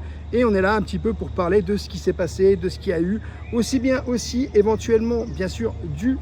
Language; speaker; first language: French; native; French